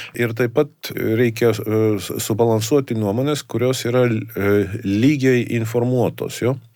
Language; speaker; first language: Lithuanian; non-native, fluent; Estonian